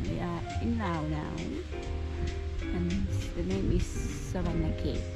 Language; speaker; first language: English; non-native, learner; Thai